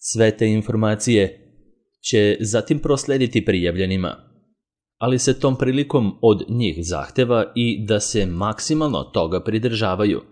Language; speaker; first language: Serbian; native; Serbian